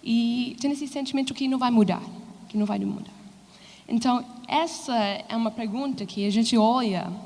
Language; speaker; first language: Portuguese; non-native, fluent; English